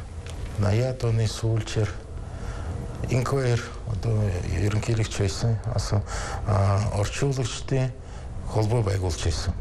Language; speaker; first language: Mongolian; non-native, fluent; Russian